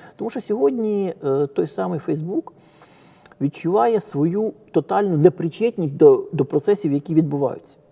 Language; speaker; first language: Ukrainian; native; Ukrainian